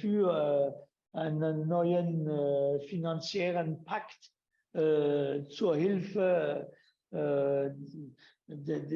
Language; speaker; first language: German; non-native, fluent; French